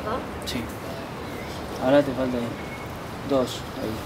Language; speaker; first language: Spanish; native; Spanish